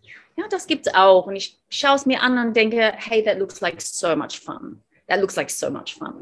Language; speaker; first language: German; non-native, fluent; English